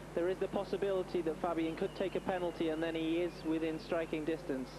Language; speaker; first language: English; native; English